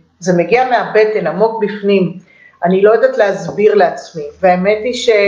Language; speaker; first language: Hebrew; early bilingual, other home language; Romanian